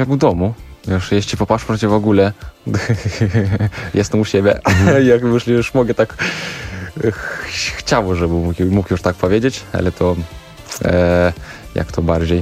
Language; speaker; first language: Polish; non-native, learner; Russian